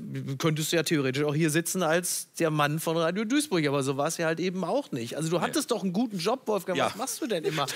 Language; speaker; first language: German; native; German